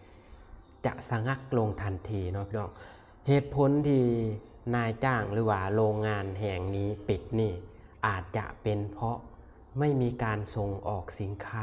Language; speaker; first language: Thai; non-native, local second language; Northeastern Thai